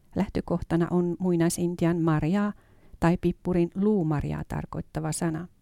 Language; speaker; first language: Finnish; native; Finnish